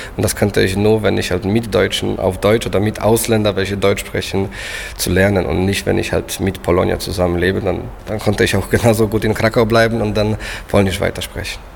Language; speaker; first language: German; non-native, fluent; Polish